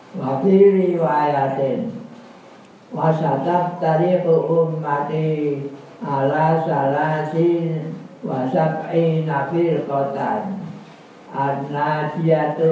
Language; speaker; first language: Arabic; non-native, fluent; Javanese